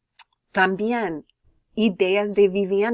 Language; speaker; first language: Spanish; non-native, learner; English